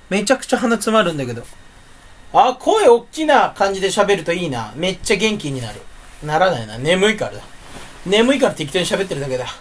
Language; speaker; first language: Japanese; native; Japanese